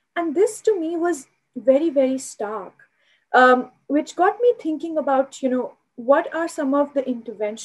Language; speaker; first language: English; non-native, local second language; Hindi